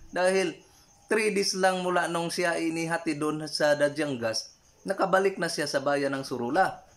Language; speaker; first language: Filipino; non-native, local second language; Cebuano